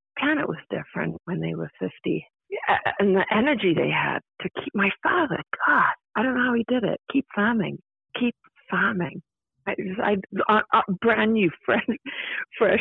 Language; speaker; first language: English; native; English